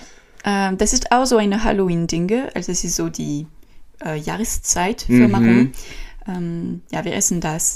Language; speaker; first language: German; non-native, learner; French